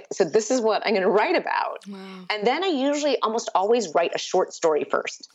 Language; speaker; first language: English; early bilingual, other home language; Urdu